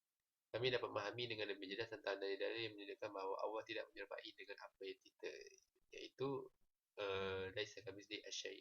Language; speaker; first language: Malay; native; Malay